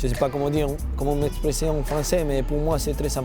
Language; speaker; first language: French; non-native, learner; Spanish